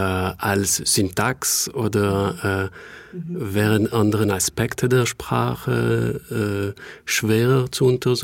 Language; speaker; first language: German; non-native, fluent; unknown